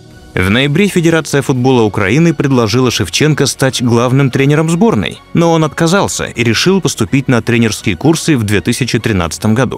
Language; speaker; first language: Russian; native; Russian